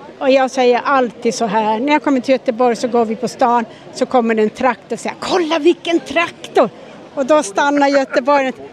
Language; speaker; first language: Swedish; native; Swedish